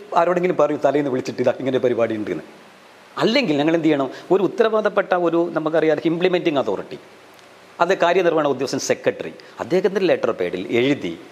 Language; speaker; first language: Malayalam; native; Malayalam